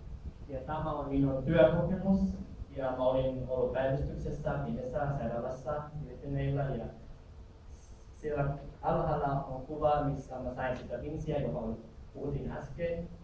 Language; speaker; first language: Finnish; non-native, learner; Filipino